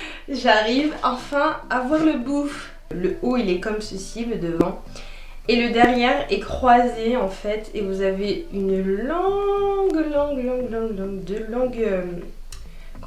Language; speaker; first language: French; native; French